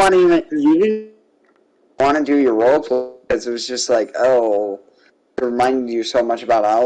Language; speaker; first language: English; native; English